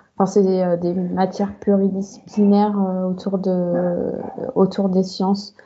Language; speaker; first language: French; native; French